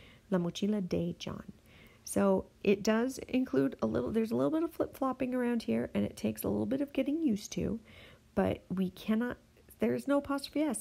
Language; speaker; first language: English; native; English